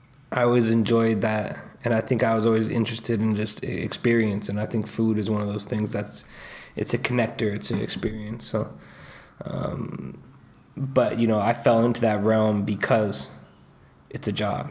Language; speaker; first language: English; native; English